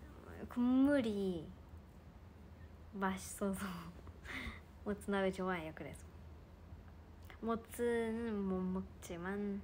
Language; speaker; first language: Korean; non-native, fluent; Japanese